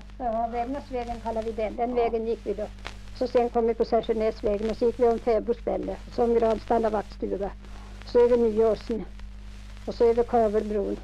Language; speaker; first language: Swedish; native; Swedish